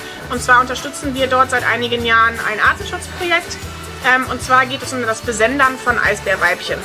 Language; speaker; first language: German; native; German